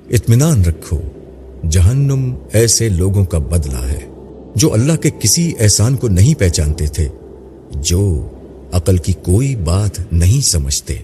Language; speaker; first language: Urdu; native; Urdu